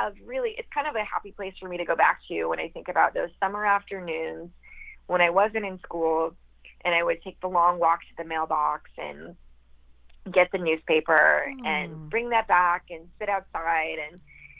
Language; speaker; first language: English; native; English